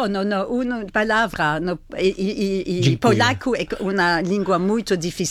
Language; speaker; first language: Portuguese; non-native, learner; French